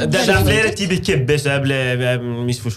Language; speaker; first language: Norwegian; non-native, fluent; Arabic